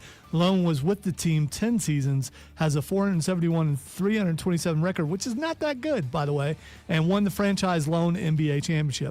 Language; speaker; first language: English; native; English